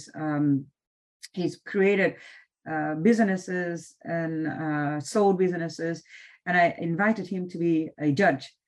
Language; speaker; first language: English; non-native, fluent; Vietnamese